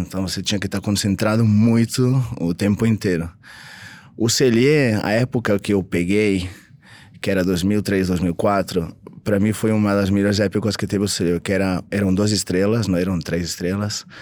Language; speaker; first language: Portuguese; non-native, fluent; Catalan